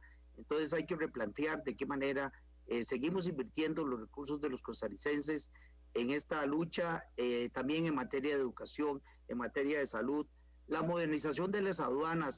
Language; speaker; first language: Spanish; native; Spanish